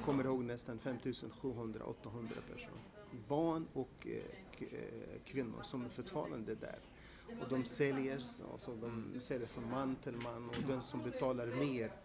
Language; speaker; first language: Swedish; non-native, fluent; Arabic